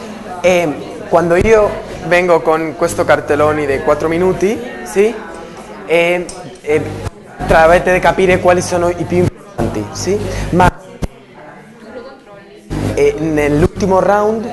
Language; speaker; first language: Italian; non-native, learner; Spanish